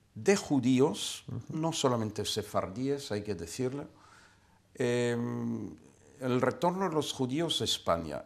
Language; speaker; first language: Spanish; non-native, fluent; Hebrew